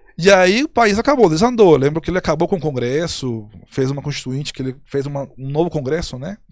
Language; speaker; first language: Portuguese; non-native, fluent; Spanish